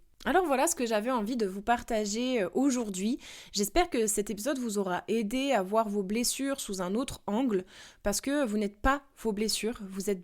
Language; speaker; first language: French; native; French